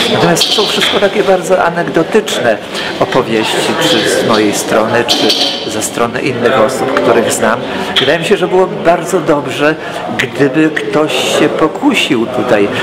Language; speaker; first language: Polish; native; Polish